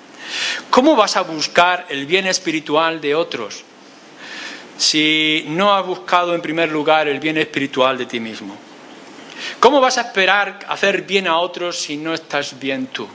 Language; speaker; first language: Spanish; native; Spanish